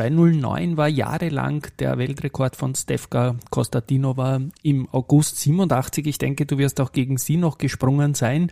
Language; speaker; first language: German; native; German